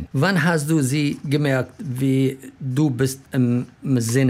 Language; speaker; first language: German; non-native, learner; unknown